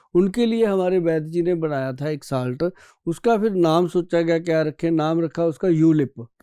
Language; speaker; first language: Hindi; native; Hindi